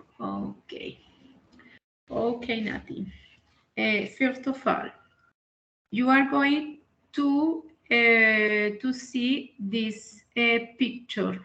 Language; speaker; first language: English; non-native, learner; Spanish